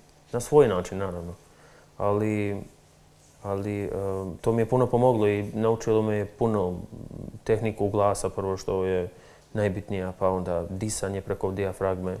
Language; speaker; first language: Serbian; non-native, local second language; Albanian